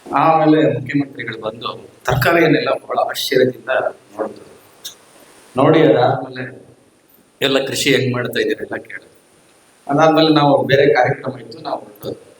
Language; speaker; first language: Kannada; native; Kannada